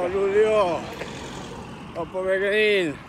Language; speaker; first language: Swedish; non-native, learner; Spanish